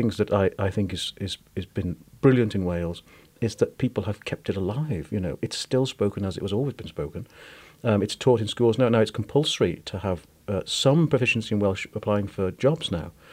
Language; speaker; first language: English; native; English